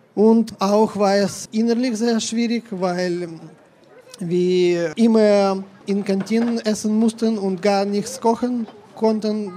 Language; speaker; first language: German; non-native, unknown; Ukrainian